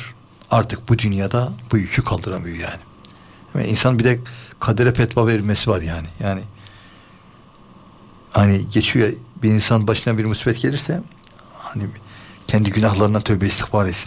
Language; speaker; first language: Turkish; native; Turkish